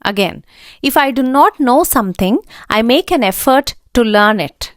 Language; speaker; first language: English; non-native, local second language; Telugu